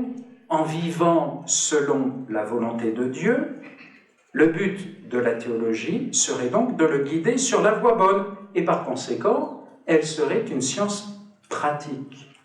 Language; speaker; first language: French; native; French